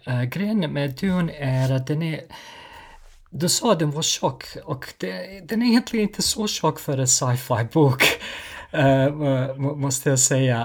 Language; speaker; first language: Swedish; non-native, fluent; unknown